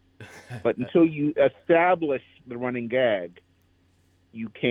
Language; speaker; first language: English; native; English